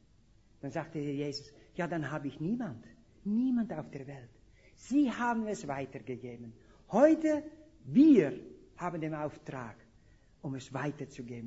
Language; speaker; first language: German; non-native, fluent; Dutch